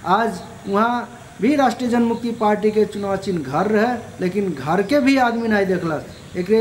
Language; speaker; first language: Bhojpuri; non-native, local second language; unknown